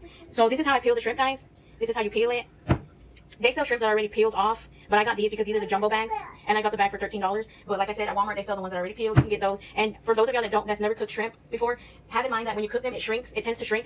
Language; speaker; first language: English; early bilingual, other home language; Spanish